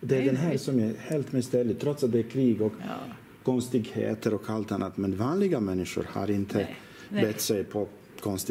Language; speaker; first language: Swedish; non-native, learner; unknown